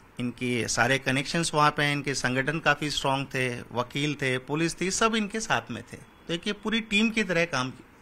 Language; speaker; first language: Hindi; native; Hindi